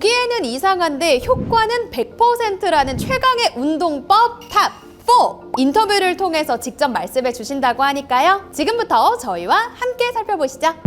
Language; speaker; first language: Korean; native; Korean